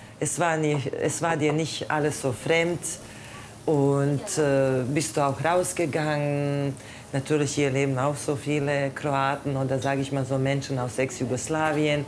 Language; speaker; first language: German; non-native, fluent; Croatian